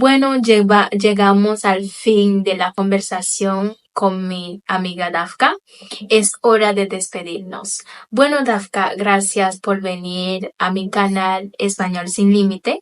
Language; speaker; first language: Spanish; non-native, local second language; Haitian Creole